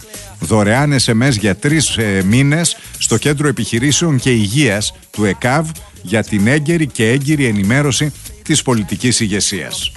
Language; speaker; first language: Greek; native; Greek